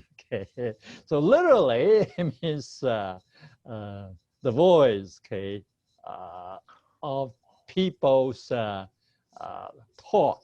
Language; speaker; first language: English; non-native, fluent; Chinese